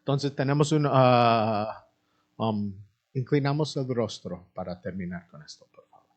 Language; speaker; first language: Spanish; early bilingual, heritage; Spanish